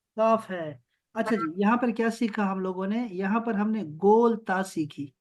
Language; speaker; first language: Urdu; non-native, local second language; Pashto